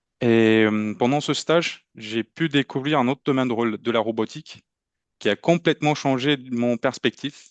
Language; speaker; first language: French; non-native, fluent; Turkish